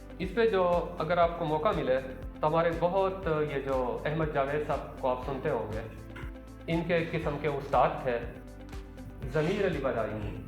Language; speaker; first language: Urdu; non-native, local second language; Pashto